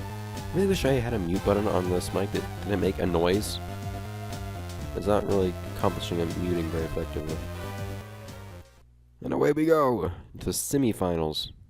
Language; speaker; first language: English; native; English